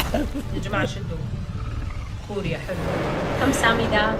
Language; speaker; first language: Arabic; native; Arabic